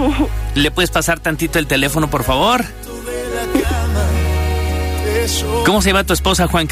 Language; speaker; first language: Spanish; native; Spanish